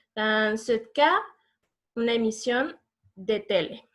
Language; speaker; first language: French; non-native, fluent; Spanish